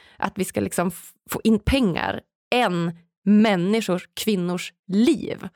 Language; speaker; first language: Swedish; native; Swedish